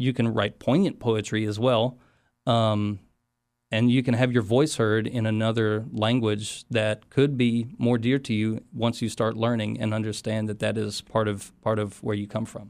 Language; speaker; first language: English; native; English